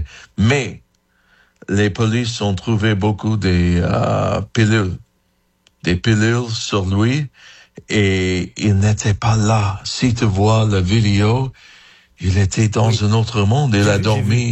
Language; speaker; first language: French; non-native, learner; English